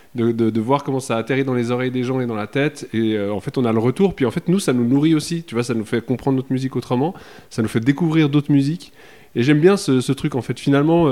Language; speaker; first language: French; native; French